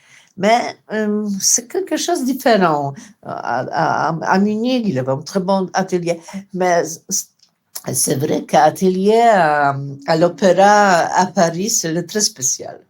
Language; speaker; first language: French; non-native, fluent; Polish